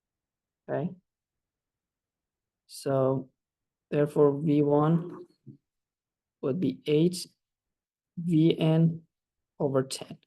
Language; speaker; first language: English; non-native, fluent; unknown